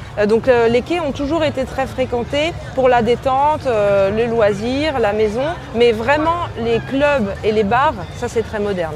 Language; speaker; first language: French; native; French